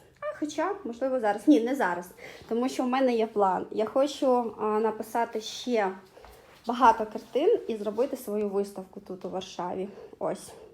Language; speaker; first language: Ukrainian; non-native, local second language; Russian